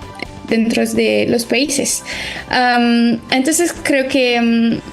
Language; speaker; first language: Spanish; non-native, fluent; French